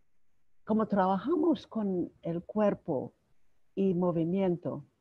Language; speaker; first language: Spanish; non-native, fluent; English